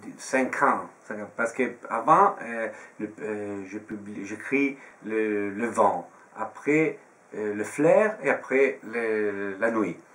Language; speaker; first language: French; non-native, fluent; Italian